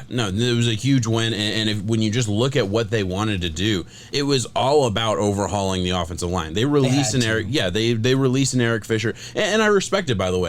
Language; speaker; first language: English; native; English